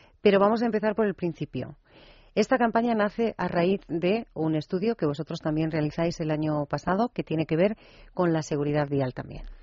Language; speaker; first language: Spanish; native; Spanish